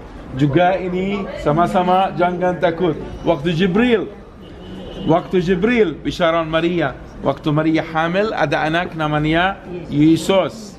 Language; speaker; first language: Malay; non-native, learner; Arabic